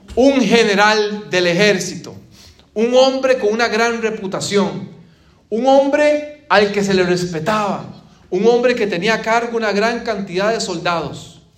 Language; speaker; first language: Spanish; native; Spanish